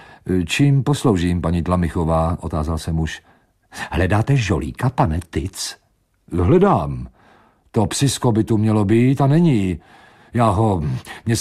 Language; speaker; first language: Czech; native; Czech